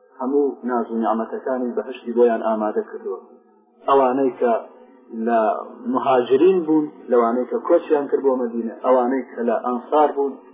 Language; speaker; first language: Central Kurdish; non-native, local second language; Gurani